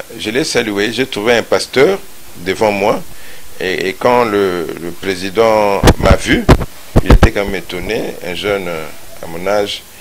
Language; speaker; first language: French; non-native, local second language; Lingala